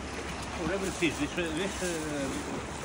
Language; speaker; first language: English; non-native, learner; Greek